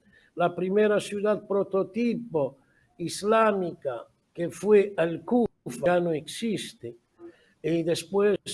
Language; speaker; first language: Spanish; non-native, fluent; Arabic